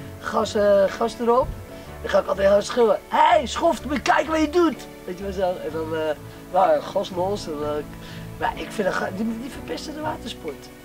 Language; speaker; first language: Dutch; non-native, local second language; Western Frisian